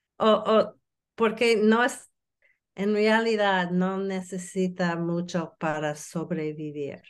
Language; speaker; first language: Spanish; non-native, learner; English